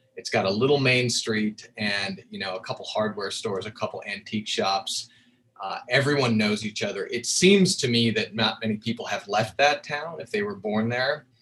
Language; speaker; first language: English; native; English